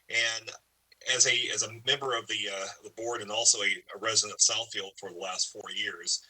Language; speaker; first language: English; native; English